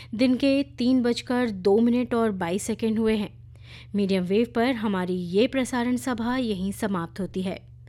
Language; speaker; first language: Hindi; native; Hindi